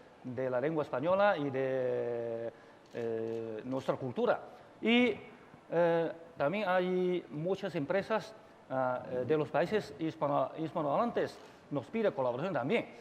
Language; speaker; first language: Spanish; non-native, fluent; Chinese